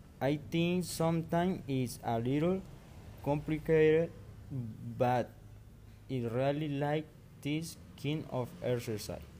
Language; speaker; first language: English; non-native, learner; Spanish